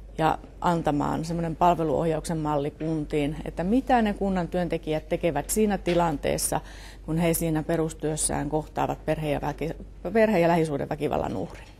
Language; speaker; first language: Finnish; native; Finnish